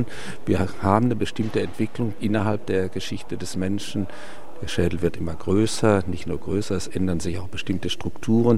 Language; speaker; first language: German; native; German